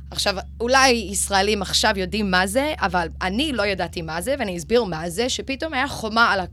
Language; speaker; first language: Hebrew; early bilingual, other home language; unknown